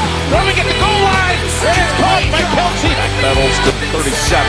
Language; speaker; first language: English; native; English